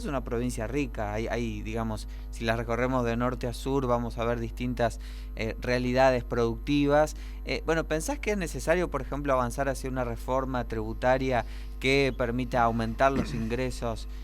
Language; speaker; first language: Spanish; native; Spanish